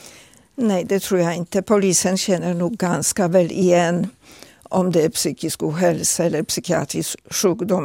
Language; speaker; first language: Swedish; non-native, fluent; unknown